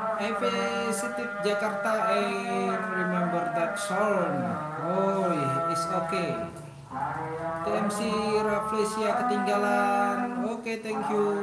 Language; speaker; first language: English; non-native, learner; Indonesian